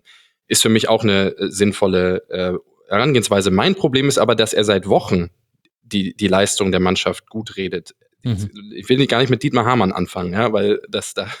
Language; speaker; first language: German; native; German